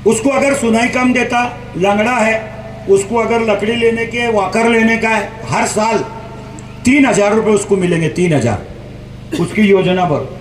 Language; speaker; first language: Hindi; non-native, local second language; Marathi